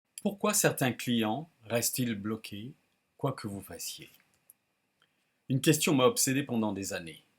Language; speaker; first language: French; native; French